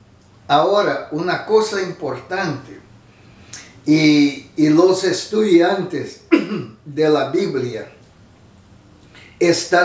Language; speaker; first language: Spanish; non-native, fluent; Portuguese